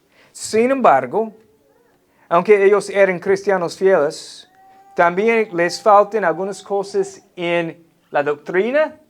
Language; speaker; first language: Spanish; non-native, fluent; English